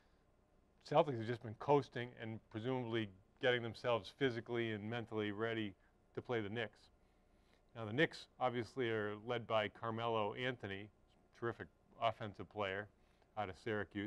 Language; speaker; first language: English; native; English